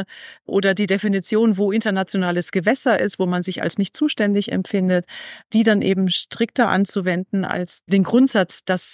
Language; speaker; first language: German; native; German